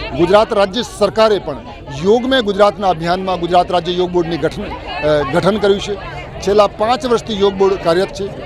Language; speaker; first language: Gujarati; non-native, local second language; Hindi